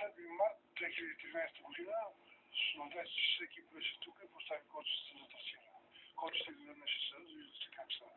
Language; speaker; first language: Bulgarian; native; Bulgarian